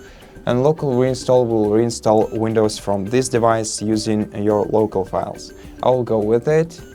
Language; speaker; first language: English; non-native, fluent; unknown